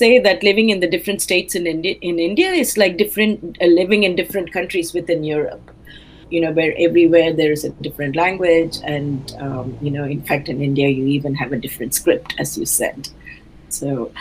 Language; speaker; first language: English; non-native, local second language; Telugu